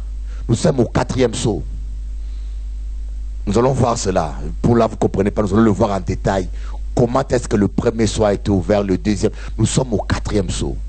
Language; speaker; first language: French; non-native, local second language; Lingala